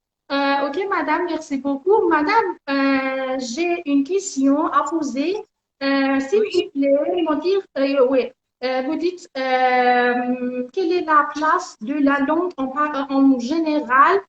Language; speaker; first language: French; non-native, learner; Persian